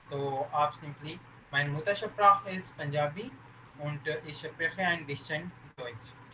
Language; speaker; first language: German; non-native, learner; Urdu